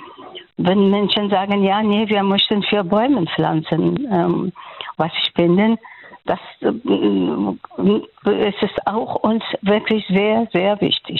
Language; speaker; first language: German; non-native, fluent; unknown